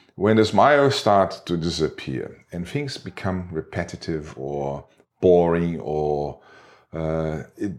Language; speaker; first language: English; non-native, fluent; Portuguese